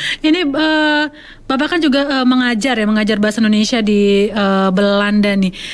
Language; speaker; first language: Indonesian; native; Indonesian